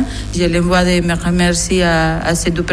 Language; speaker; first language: French; non-native, learner; Spanish